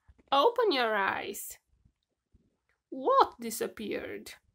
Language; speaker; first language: English; non-native, fluent; Romanian